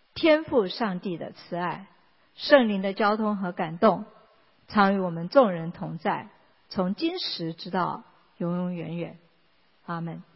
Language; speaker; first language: Chinese; native; Chinese